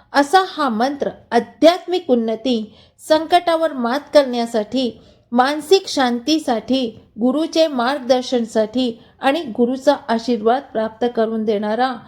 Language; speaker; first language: Marathi; non-native, local second language; Hindi